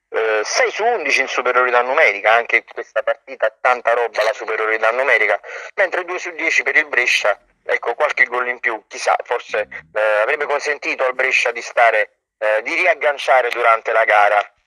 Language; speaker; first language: Italian; native; Italian